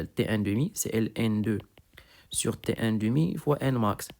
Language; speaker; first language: French; non-native, local second language; Arabic